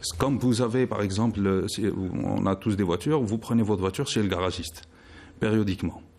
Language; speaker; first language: French; non-native, local second language; Arabic